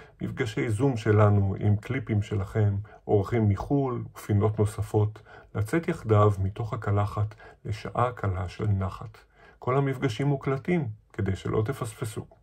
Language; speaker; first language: Hebrew; native; Hebrew